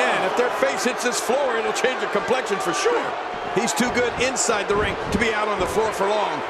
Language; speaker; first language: English; native; English